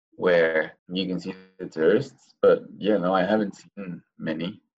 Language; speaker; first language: English; non-native, fluent; Spanish